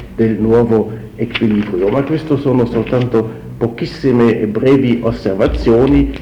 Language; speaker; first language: Italian; non-native, fluent; German